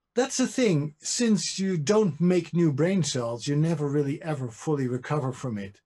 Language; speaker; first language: English; non-native, fluent; Dutch